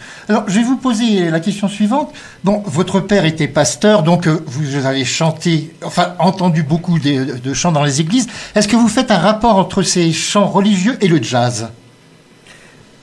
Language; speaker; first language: French; native; French